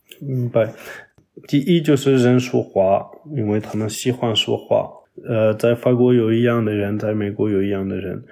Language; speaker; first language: Chinese; non-native, fluent; French